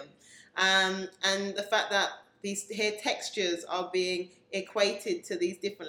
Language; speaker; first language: English; native; English